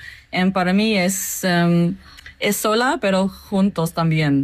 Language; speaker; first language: Spanish; non-native, learner; English